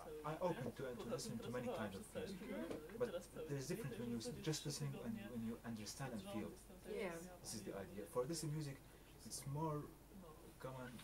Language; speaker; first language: English; non-native, learner; Arabic